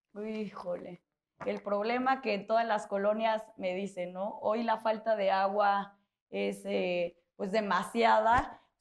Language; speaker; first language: Spanish; native; Spanish